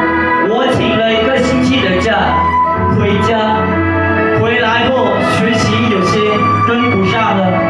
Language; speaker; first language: Chinese; non-native, learner; Lao